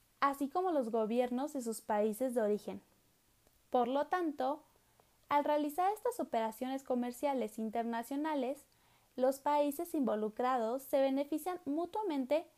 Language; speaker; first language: Spanish; native; Spanish